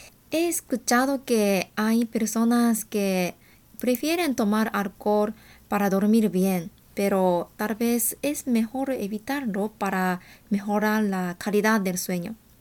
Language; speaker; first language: Spanish; non-native, fluent; Japanese